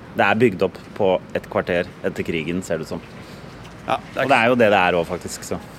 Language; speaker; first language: Norwegian; native; Norwegian